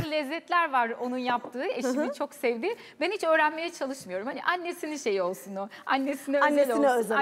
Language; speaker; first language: Turkish; native; Turkish